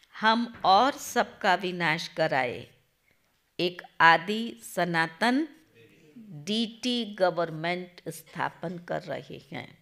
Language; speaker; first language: Hindi; non-native, local second language; Gujarati